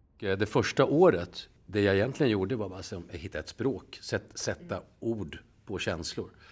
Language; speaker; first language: Swedish; native; Swedish